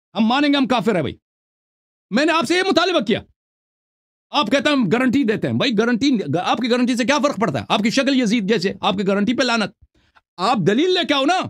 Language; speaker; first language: Urdu; non-native, local second language; Punjabi